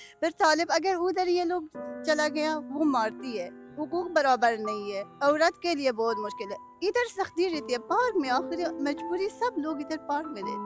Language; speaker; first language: Hindi; non-native, learner; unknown